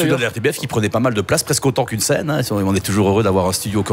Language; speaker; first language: French; native; French